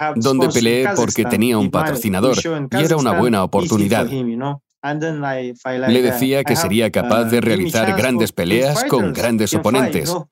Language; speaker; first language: Spanish; non-native, fluent; Chinese